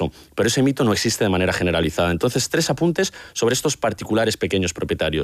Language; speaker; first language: Spanish; native; Spanish